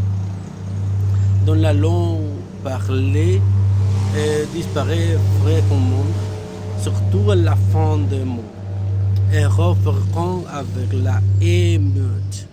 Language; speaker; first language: French; non-native, learner; Spanish